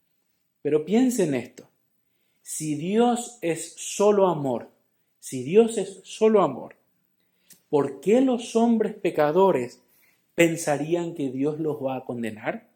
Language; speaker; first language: Spanish; native; Spanish